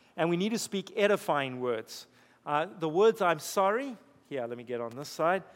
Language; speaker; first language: English; native; English